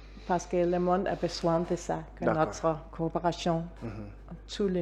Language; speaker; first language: French; non-native, fluent; Danish